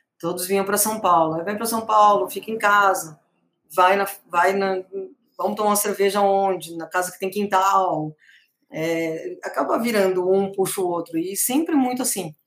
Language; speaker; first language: Portuguese; early bilingual, other home language; Spanish